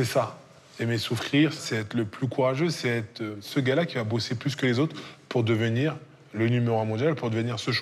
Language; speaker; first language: French; native; French